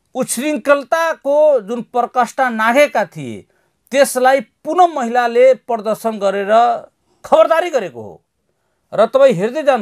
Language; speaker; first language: Nepali; non-native, local second language; Maithili